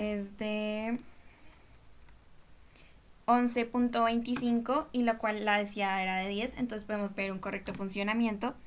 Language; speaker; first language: Spanish; native; Spanish